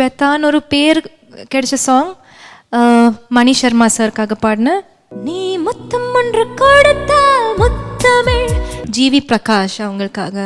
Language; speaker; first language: Tamil; non-native, local second language; Malayalam